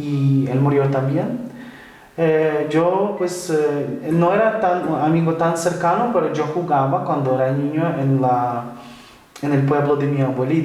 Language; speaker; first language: Spanish; non-native, fluent; Ukrainian